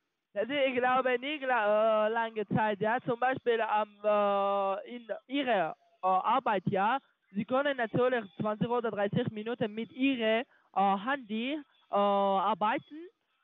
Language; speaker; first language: German; non-native, learner; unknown